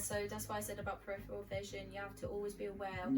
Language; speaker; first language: English; native; English